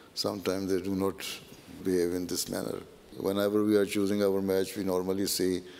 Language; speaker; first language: English; non-native, local second language; Urdu